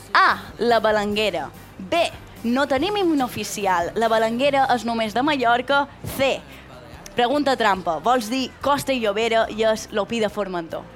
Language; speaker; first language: Catalan; native; Catalan